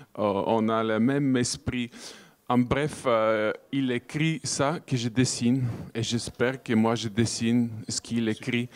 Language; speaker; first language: French; non-native, fluent; Bulgarian